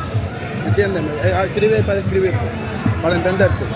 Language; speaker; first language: Spanish; native; Spanish